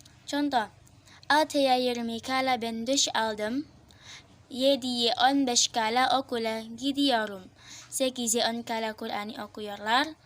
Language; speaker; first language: Turkish; non-native, learner; Indonesian